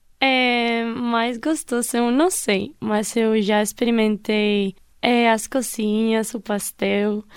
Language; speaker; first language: Portuguese; non-native, fluent; Spanish